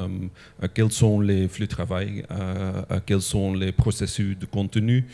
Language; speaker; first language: French; non-native, local second language; Dutch